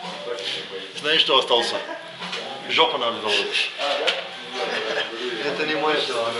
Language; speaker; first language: Russian; non-native, fluent; English